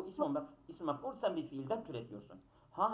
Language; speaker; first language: Turkish; native; Turkish